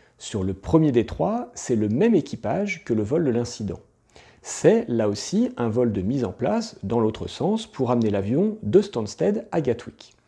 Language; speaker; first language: French; native; French